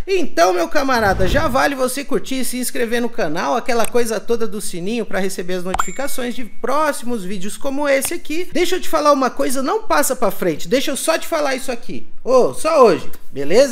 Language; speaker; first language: Portuguese; native; Portuguese